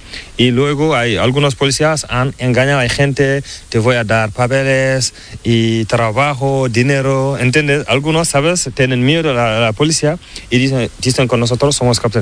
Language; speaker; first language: Spanish; non-native, learner; Fula